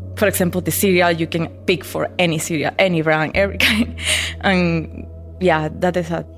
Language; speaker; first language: English; non-native, learner; Spanish